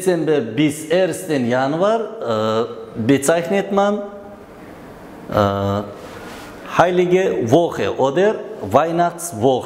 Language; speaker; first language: German; non-native, learner; Uzbek